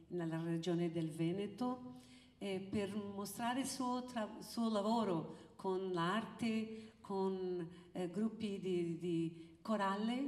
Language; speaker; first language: Italian; early bilingual, heritage; Italian